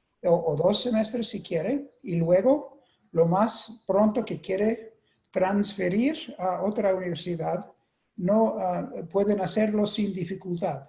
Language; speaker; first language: Spanish; non-native, fluent; English